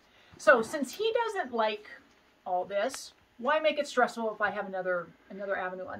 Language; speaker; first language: English; native; English